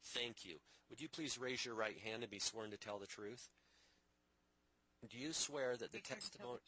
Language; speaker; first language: English; native; English